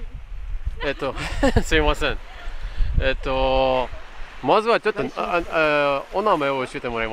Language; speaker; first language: Japanese; non-native, learner; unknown